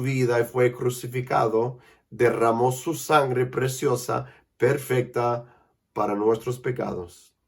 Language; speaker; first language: Spanish; non-native, fluent; English